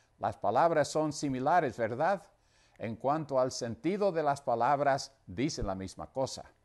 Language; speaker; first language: Spanish; non-native, fluent; English